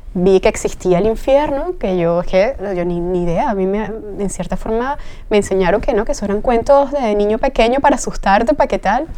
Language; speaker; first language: Spanish; native; Spanish